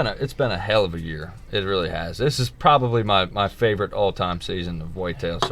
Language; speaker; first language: English; native; English